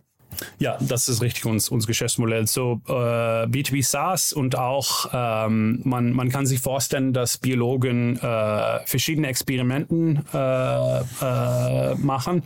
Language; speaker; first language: German; non-native, learner; Dutch